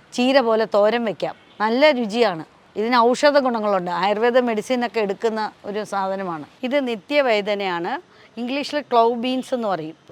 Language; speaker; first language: Malayalam; non-native, local second language; Tamil